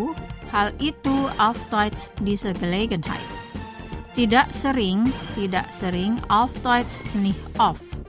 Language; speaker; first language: German; non-native, fluent; Indonesian